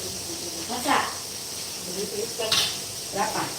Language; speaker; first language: Indonesian; native; Indonesian